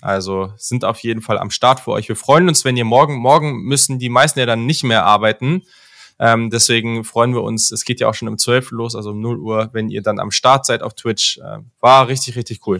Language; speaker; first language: German; native; German